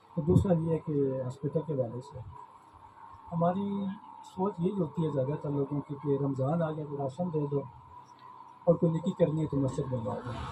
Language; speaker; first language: Urdu; non-native, local second language; Punjabi